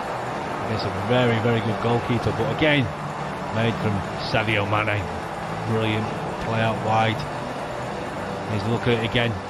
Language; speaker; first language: English; native; English